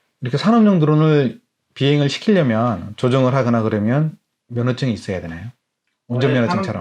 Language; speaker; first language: Korean; native; Korean